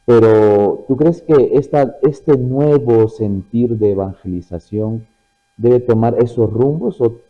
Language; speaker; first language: Spanish; native; Spanish